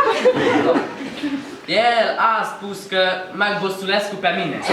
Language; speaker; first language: Romanian; non-native, learner; Hungarian